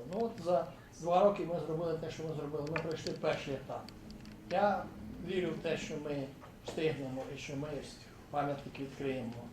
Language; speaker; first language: Ukrainian; native; Ukrainian